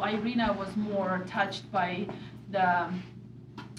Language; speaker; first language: English; non-native, fluent; Russian